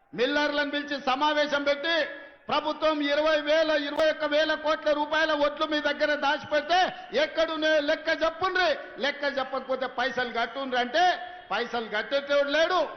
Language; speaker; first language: Telugu; native; Telugu